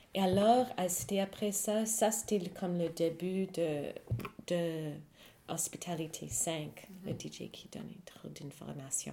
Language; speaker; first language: French; non-native, fluent; English